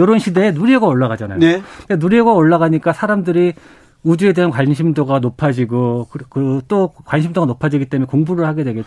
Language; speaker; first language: Korean; native; Korean